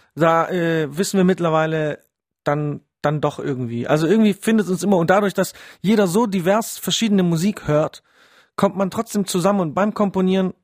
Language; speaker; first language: German; early bilingual, other home language; Polish